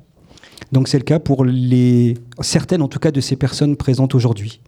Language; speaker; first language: French; native; French